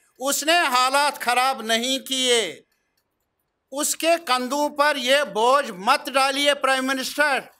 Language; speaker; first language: Urdu; native; Urdu